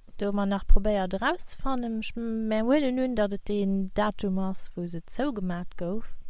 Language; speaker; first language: Luxembourgish; early bilingual, heritage; Luxembourgish